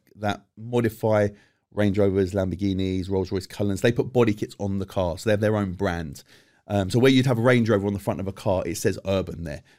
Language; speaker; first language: English; native; English